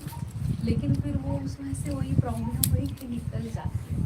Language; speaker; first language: Hindi; native; Hindi